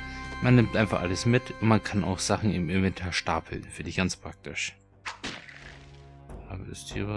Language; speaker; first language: German; native; German